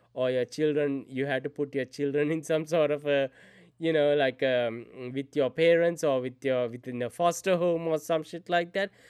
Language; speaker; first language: English; non-native, local second language; Sinhala